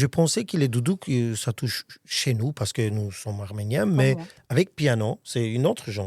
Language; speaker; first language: French; non-native, fluent; Armenian